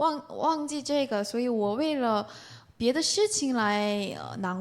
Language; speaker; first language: Chinese; non-native, learner; Korean